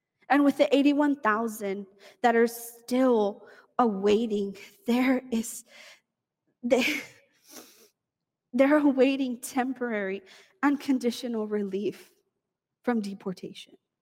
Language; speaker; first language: English; early bilingual, other home language; Spanish